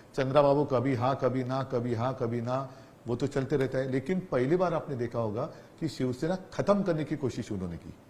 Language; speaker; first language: Hindi; non-native, local second language; Marathi